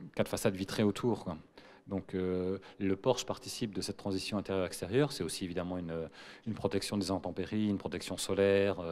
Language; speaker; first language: French; native; French